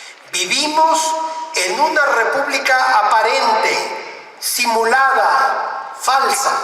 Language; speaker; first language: Spanish; native; Spanish